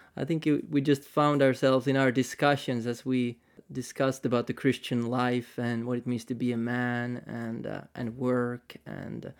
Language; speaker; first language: English; non-native, fluent; Finnish